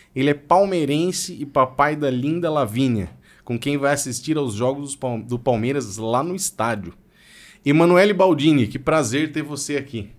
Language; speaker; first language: Portuguese; native; Portuguese